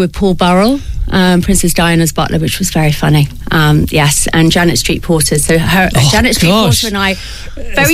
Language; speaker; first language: English; native; English